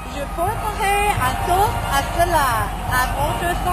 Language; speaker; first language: French; non-native, learner; English